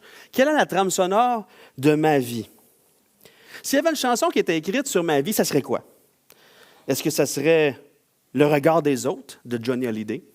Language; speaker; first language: French; native; French